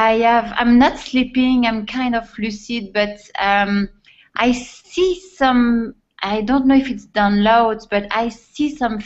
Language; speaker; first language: English; non-native, fluent; French